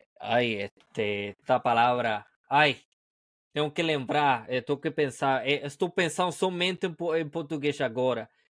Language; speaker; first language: Portuguese; non-native, learner; Spanish